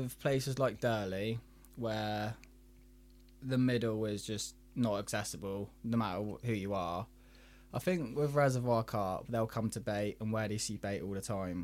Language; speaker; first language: English; native; English